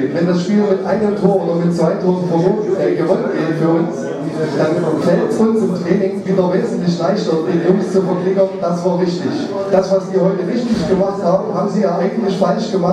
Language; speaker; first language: German; native; German